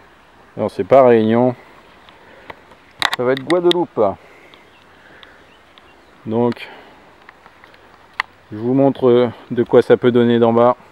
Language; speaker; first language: French; native; French